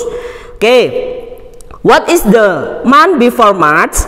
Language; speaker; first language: English; non-native, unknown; Javanese